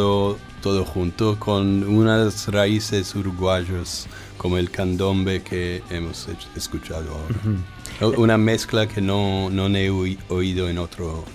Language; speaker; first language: Spanish; non-native, fluent; English